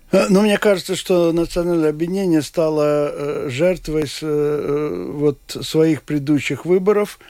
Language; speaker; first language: Russian; non-native, local second language; Latvian